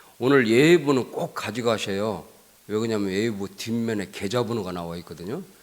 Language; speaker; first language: Korean; native; Korean